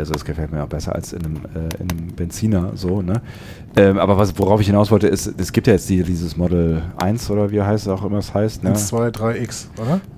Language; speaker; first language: German; native; German